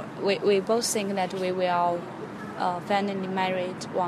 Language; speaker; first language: English; non-native, fluent; Chinese